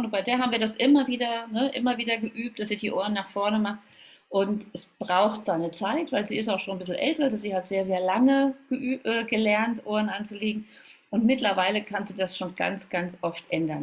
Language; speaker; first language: German; native; German